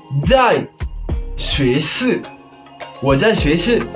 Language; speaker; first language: Chinese; non-native, learner; French